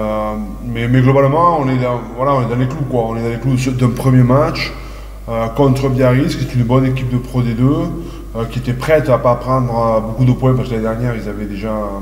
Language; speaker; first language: French; native; French